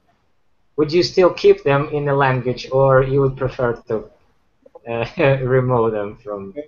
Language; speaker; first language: English; non-native, fluent; Ukrainian